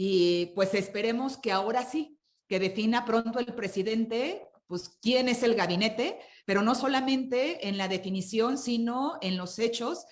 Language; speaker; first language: Spanish; native; Spanish